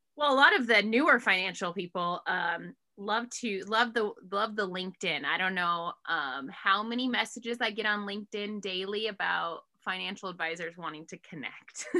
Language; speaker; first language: English; native; English